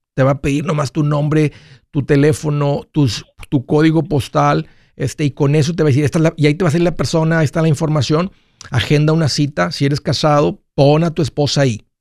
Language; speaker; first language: Spanish; early bilingual, heritage; Spanish